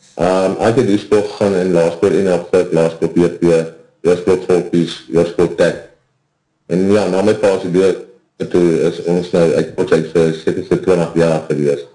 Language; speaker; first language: Afrikaans; native; Afrikaans